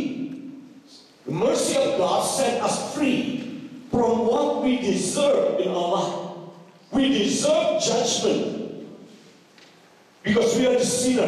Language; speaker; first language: English; non-native, fluent; Indonesian